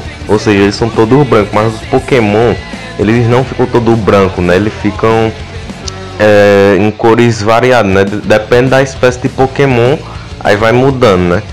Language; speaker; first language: Portuguese; native; Portuguese